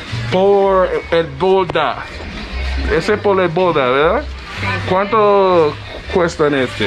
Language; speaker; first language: Spanish; non-native, learner; English